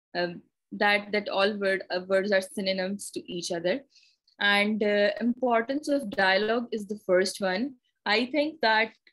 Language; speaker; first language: English; non-native, local second language; Urdu